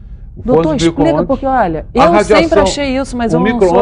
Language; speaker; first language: Portuguese; native; Portuguese